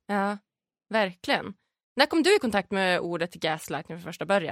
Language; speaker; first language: Swedish; native; Swedish